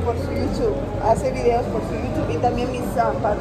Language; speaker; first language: Spanish; native; Spanish